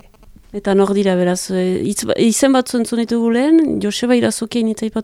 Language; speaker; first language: Basque; native; Basque